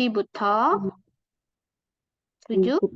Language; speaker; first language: Korean; non-native, fluent; Indonesian